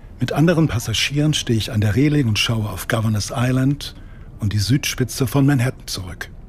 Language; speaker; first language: German; native; German